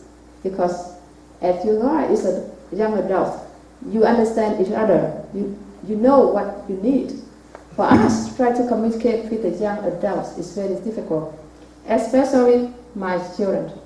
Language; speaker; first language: English; non-native, learner; Vietnamese